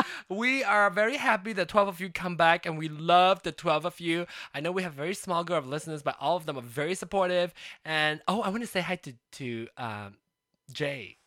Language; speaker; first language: English; non-native, fluent; Japanese